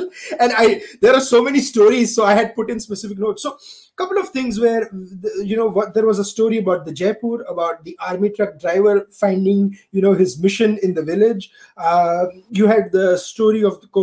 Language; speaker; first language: English; non-native, local second language; Gujarati